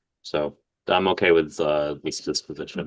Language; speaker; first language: English; native; English